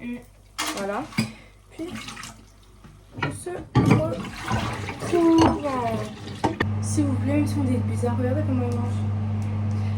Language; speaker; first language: French; native; French